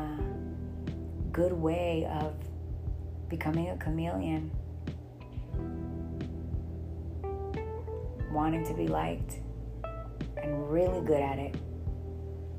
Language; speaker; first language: English; native; English